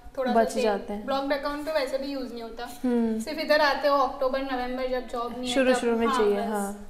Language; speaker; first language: Hindi; non-native, local second language; Gujarati